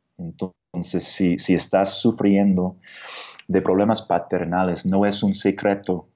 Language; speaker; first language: Spanish; non-native, fluent; English